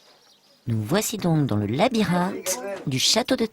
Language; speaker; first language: French; native; French